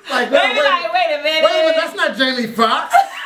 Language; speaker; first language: English; native; English